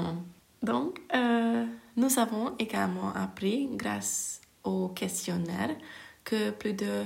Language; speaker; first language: French; non-native, fluent; Hungarian